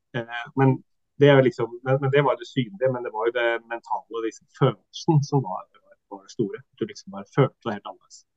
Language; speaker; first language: Norwegian; early bilingual, other home language; Swedish